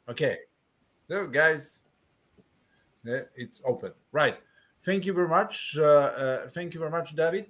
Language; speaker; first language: English; non-native, fluent; Polish